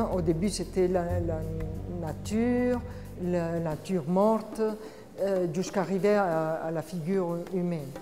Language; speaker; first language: French; non-native, fluent; Spanish